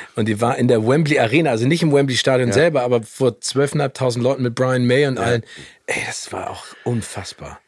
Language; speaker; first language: German; native; German